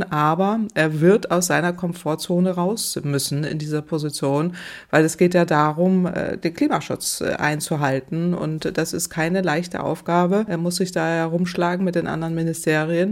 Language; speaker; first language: German; native; German